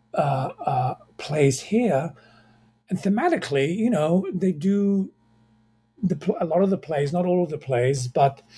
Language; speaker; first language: English; native; English